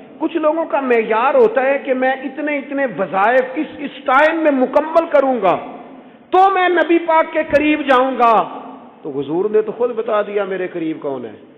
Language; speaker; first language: Urdu; non-native, local second language; Punjabi